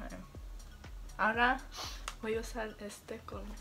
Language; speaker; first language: Spanish; early bilingual, heritage; Spanish